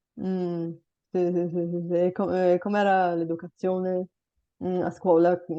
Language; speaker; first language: Italian; non-native, fluent; Bulgarian